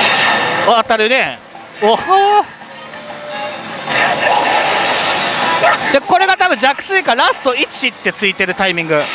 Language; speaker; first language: Japanese; native; Japanese